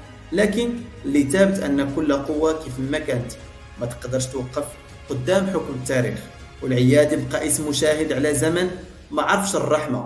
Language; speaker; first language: Arabic; native; Arabic